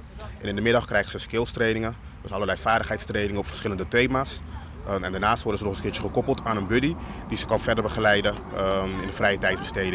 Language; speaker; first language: Dutch; native; Dutch